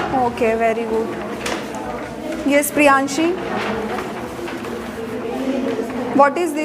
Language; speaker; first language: English; non-native, local second language; Hindi